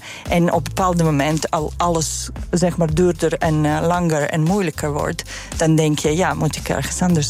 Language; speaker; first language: Dutch; non-native, fluent; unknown